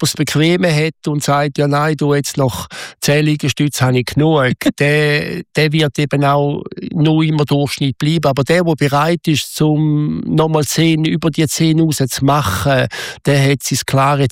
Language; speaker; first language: German; native; German